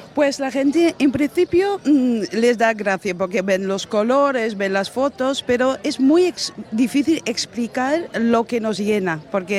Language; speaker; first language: Spanish; non-native, fluent; Dutch